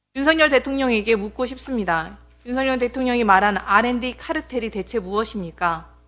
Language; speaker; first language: Korean; native; Korean